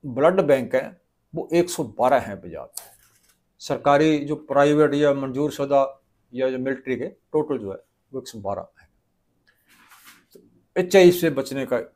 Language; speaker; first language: Hindi; non-native, local second language; Punjabi